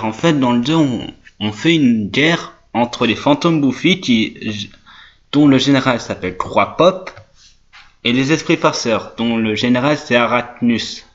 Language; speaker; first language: French; native; French